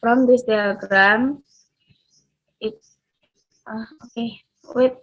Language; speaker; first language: English; non-native, learner; Indonesian